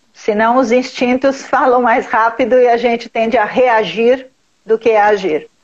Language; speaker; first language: Portuguese; native; Portuguese